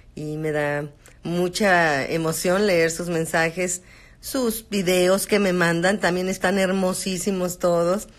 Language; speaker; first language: Spanish; native; Spanish